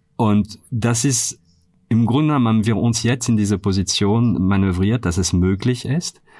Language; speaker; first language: German; non-native, fluent; French